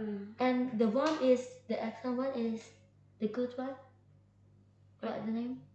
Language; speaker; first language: English; non-native, learner; Indonesian